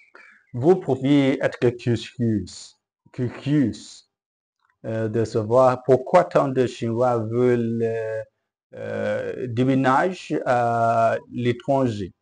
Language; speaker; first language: French; non-native, learner; Chinese